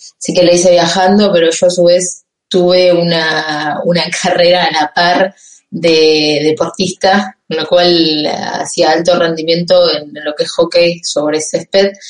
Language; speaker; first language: Spanish; native; Spanish